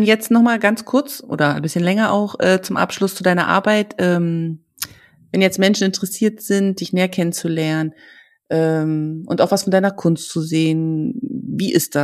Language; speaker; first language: German; native; German